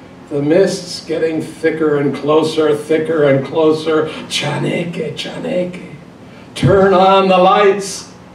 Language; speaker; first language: English; native; English